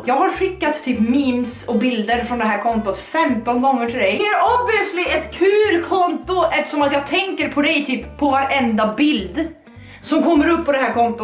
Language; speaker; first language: Swedish; native; Swedish